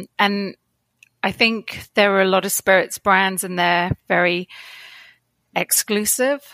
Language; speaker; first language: English; native; English